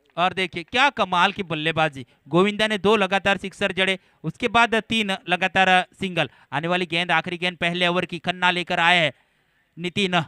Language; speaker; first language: Hindi; non-native, local second language; Gujarati